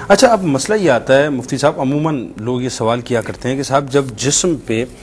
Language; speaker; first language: Urdu; native; Urdu